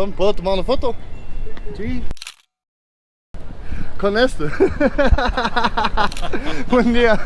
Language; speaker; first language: Spanish; non-native, learner; Danish